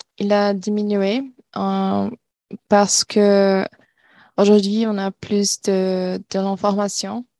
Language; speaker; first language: French; non-native, learner; Portuguese